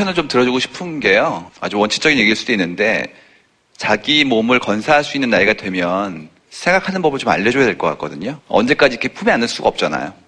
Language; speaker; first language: Korean; native; Korean